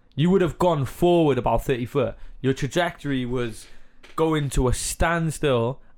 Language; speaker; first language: English; native; English